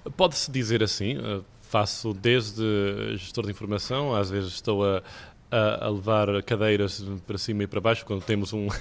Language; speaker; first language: Portuguese; early bilingual, heritage; Portuguese